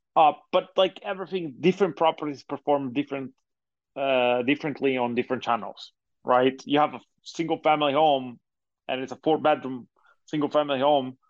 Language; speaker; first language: English; non-native, fluent; Italian